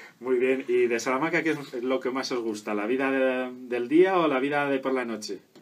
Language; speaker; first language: Spanish; native; Spanish